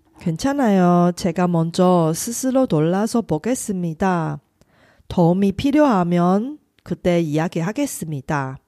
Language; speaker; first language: Korean; non-native, fluent; Chinese